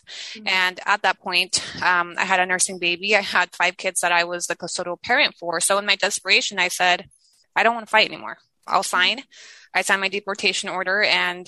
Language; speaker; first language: English; early bilingual, other home language; Spanish